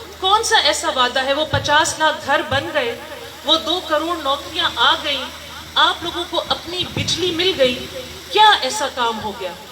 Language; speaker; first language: Urdu; non-native, local second language; Northern Hindko